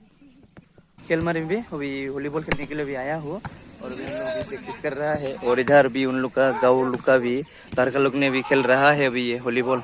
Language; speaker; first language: Hindi; non-native, local second language; Bodo